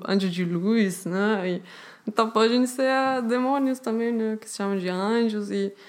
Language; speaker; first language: Portuguese; non-native, fluent; German